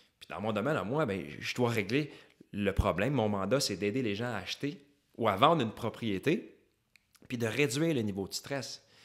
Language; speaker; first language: French; native; French